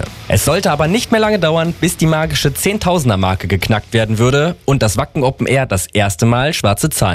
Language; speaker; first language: German; native; German